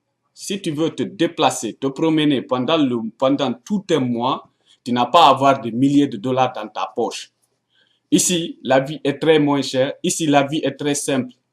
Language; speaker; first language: French; non-native, local second language; Arabic